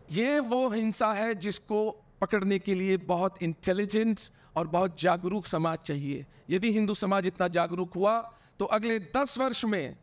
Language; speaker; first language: Hindi; native; Hindi